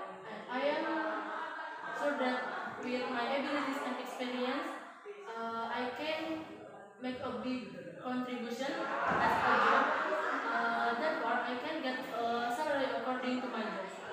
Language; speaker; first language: English; non-native, learner; Indonesian